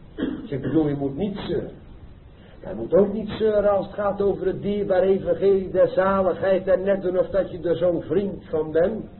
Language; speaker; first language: Dutch; native; Dutch